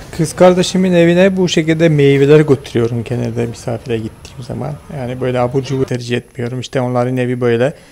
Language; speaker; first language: Turkish; non-native, fluent; Malayalam